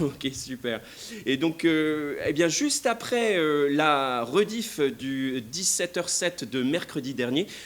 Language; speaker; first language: French; native; French